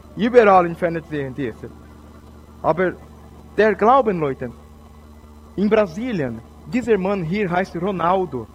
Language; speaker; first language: German; non-native, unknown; Portuguese